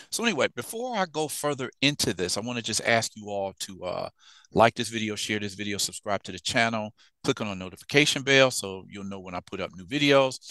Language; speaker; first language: English; native; English